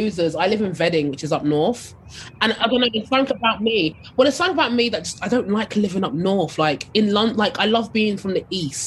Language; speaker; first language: English; native; English